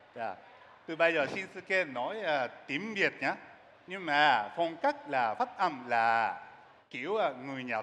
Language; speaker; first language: Vietnamese; non-native, learner; Japanese